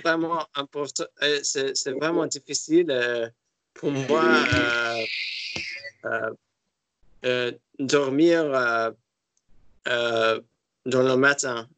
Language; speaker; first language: French; non-native, learner; English